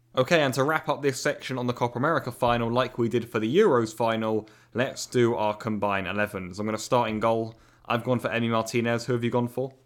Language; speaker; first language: English; native; English